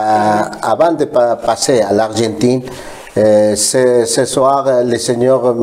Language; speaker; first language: French; non-native, learner; Spanish